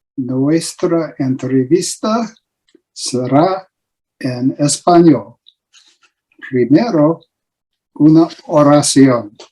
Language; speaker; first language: Spanish; non-native, learner; English